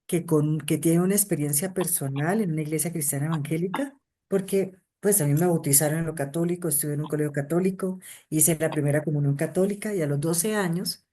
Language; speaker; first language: Spanish; native; Spanish